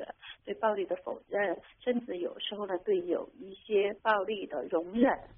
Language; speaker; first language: Chinese; native; Chinese